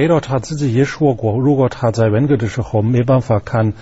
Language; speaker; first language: Chinese; non-native, fluent; German